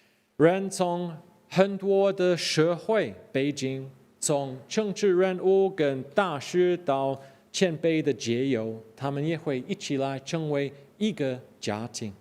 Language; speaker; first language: Chinese; non-native, fluent; English